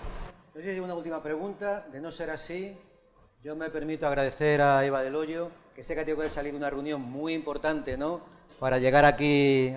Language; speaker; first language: Spanish; native; Spanish